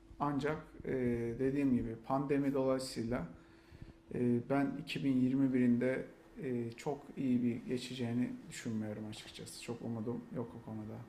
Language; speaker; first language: Turkish; native; Turkish